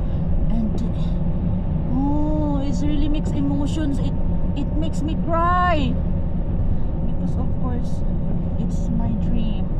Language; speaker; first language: English; non-native, learner; Filipino